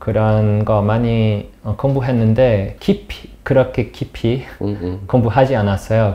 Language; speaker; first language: Korean; non-native, fluent; English